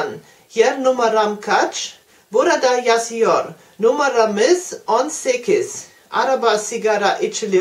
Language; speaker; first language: Turkish; non-native, learner; German